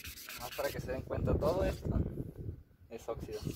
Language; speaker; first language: Spanish; native; Spanish